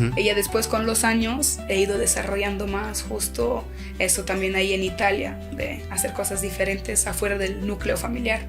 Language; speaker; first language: Spanish; non-native, fluent; French